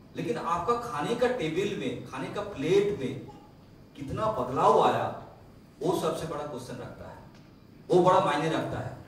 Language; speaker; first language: Hindi; non-native, local second language; Bangla